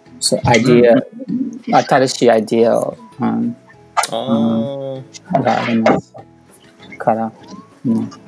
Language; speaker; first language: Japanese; non-native, learner; English